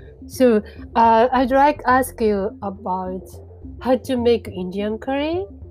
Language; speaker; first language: English; non-native, learner; Japanese